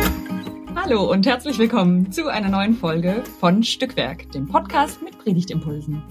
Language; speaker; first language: German; native; German